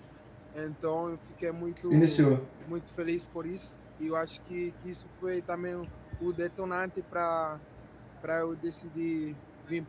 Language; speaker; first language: Portuguese; non-native, fluent; Spanish